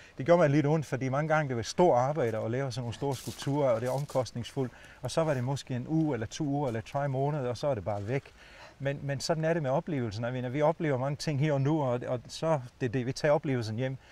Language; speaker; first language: Danish; non-native, fluent; Italian